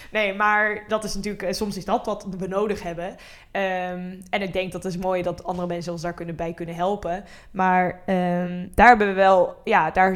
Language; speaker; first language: Dutch; native; Dutch